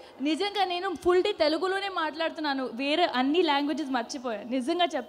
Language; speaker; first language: Telugu; non-native, fluent; Punjabi